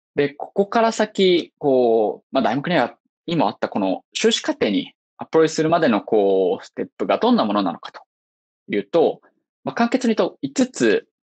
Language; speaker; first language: Japanese; native; Japanese